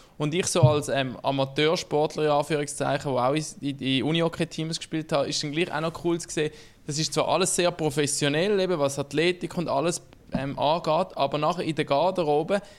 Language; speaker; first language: German; native; German